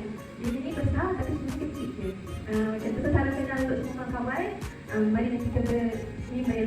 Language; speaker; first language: Malay; native; Malay